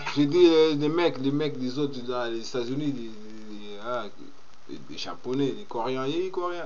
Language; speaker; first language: French; non-native, learner; Portuguese